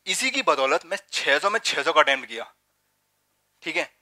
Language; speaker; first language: Hindi; native; Hindi